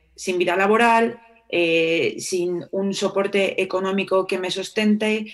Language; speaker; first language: Spanish; native; Spanish